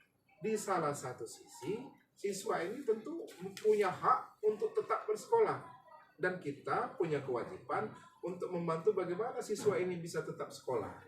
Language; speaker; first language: Indonesian; native; Indonesian